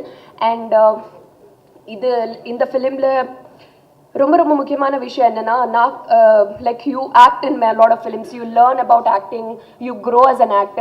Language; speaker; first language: Tamil; non-native, learner; Telugu